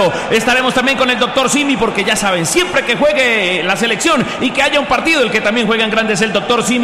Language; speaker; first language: Spanish; native; Spanish